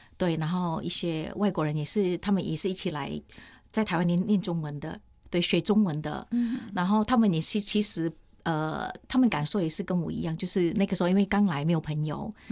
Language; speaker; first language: Chinese; non-native, fluent; Indonesian